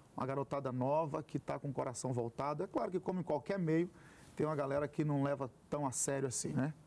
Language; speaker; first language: Portuguese; native; Portuguese